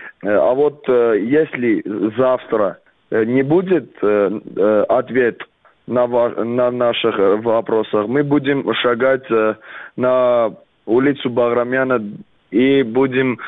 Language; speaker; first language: Russian; non-native, fluent; Armenian